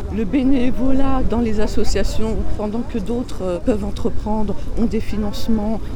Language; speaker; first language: French; native; French